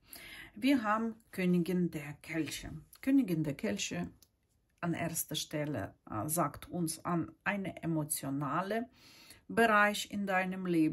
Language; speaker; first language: German; non-native, fluent; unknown